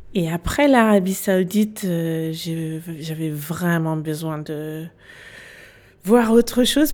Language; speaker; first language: French; non-native, fluent; Danish